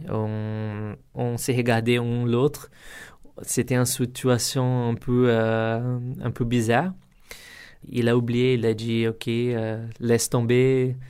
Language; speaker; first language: French; non-native, learner; Portuguese